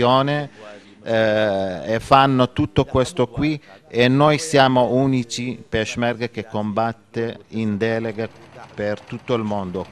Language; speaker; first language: Italian; non-native, fluent; Kurdish